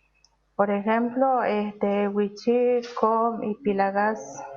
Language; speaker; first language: Spanish; non-native, local second language; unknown